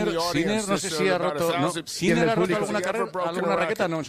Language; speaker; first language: Spanish; native; Spanish